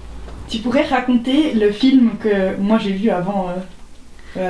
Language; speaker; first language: French; native; French